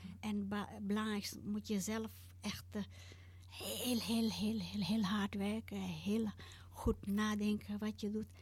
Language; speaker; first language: Dutch; non-native, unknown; Tibetan